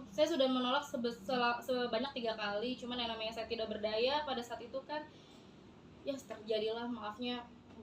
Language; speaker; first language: Indonesian; native; Indonesian